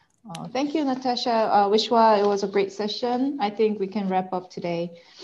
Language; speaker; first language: English; non-native, fluent; Korean